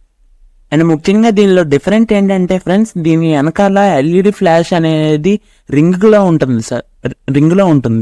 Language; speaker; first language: Telugu; native; Telugu